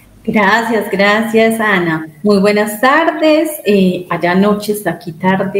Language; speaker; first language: Spanish; native; Spanish